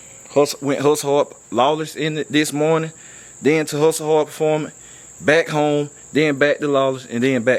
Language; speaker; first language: English; native; English